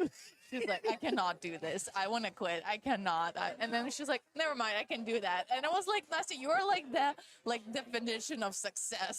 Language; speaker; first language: English; non-native, fluent; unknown